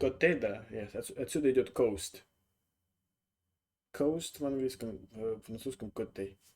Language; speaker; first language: English; non-native, fluent; Russian